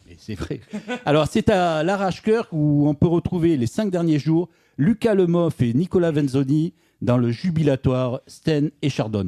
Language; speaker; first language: French; native; French